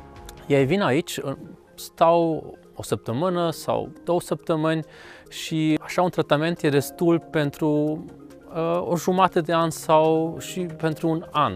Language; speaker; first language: Romanian; non-native, local second language; Hungarian